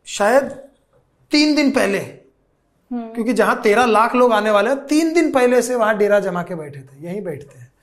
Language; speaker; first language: Hindi; native; Hindi